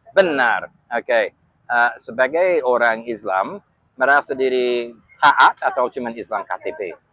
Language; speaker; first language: Indonesian; non-native, fluent; English